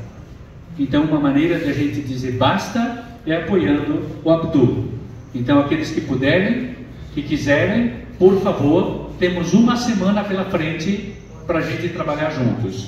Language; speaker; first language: Portuguese; non-native, fluent; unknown